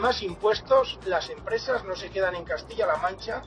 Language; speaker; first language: Spanish; native; Spanish